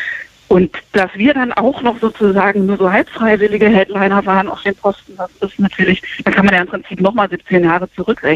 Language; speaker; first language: German; native; German